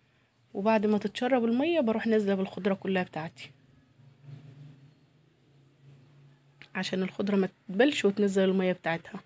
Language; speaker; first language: Arabic; native; Arabic